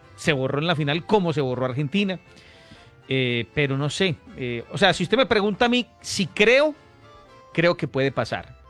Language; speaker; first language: Spanish; native; Spanish